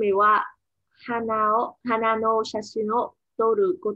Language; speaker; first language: Japanese; non-native, fluent; Vietnamese